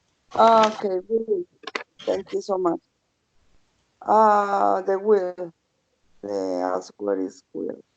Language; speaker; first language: English; non-native, learner; Spanish